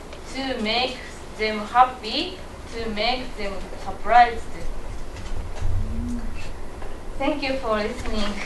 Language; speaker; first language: English; non-native, learner; Japanese